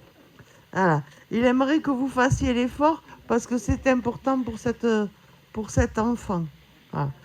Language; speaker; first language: French; native; French